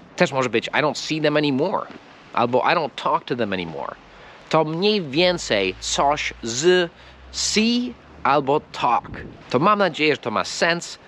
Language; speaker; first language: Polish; non-native, fluent; English